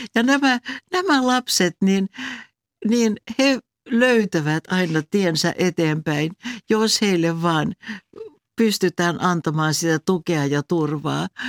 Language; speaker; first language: Finnish; non-native, local second language; Swedish